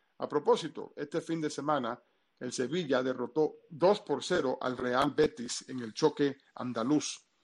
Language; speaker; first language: Spanish; early bilingual, heritage; Spanish